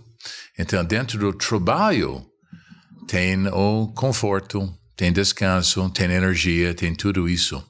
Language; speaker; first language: Portuguese; non-native, fluent; English